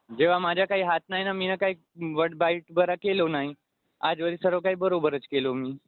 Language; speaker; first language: Marathi; non-native, local second language; Hindi